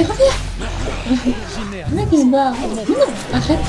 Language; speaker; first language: French; native; French